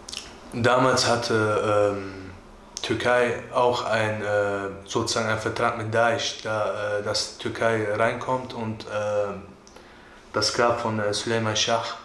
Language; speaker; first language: German; early bilingual, other home language; Turkish